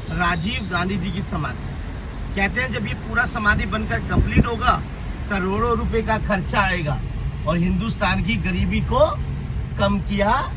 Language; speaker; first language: Hindi; native; Hindi